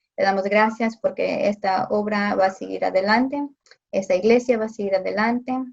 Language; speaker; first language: Spanish; early bilingual, heritage; Spanish